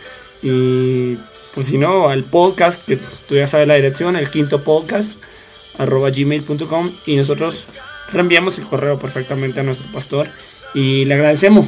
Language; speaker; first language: Spanish; native; Spanish